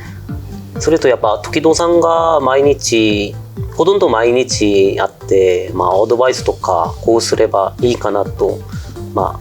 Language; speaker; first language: Japanese; non-native, fluent; Korean